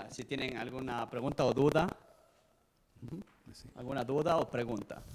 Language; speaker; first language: Spanish; native; Spanish